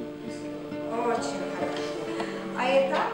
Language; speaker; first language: Russian; non-native, fluent; Hungarian